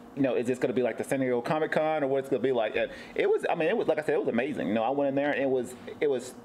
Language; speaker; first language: English; native; English